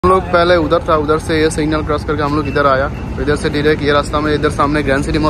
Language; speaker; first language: Hindi; non-native, learner; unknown